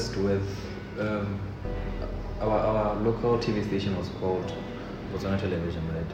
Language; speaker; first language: English; non-native, local second language; Tswana